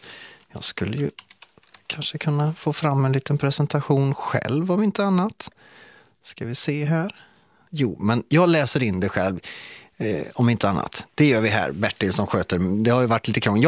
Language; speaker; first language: Swedish; native; Swedish